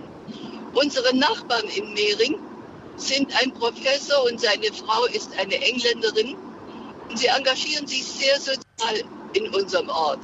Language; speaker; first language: German; native; German